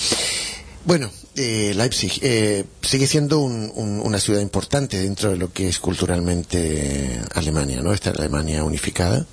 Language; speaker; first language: Spanish; native; Spanish